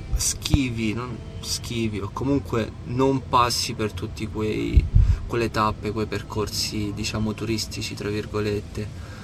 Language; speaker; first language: Italian; native; Italian